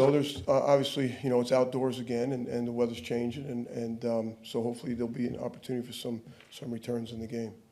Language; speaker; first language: English; native; English